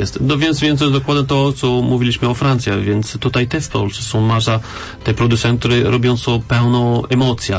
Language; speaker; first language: Polish; non-native, learner; French